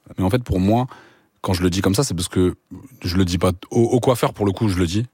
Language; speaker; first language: French; native; French